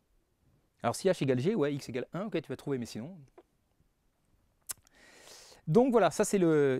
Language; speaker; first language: French; native; French